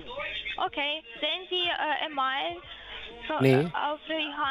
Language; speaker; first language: German; non-native, learner; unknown